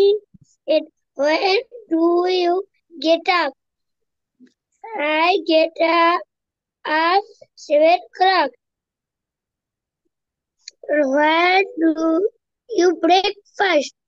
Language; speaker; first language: English; non-native, learner; Bangla